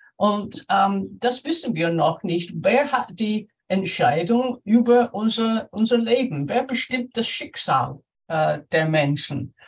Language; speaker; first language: German; non-native, fluent; English